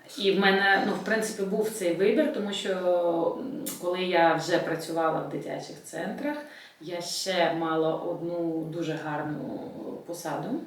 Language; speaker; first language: Ukrainian; non-native, local second language; Russian